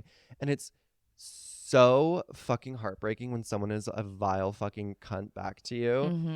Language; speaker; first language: English; native; English